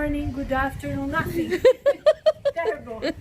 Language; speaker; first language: English; non-native, learner; Portuguese